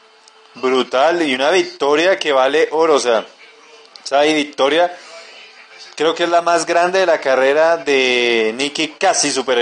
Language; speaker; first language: Spanish; native; Spanish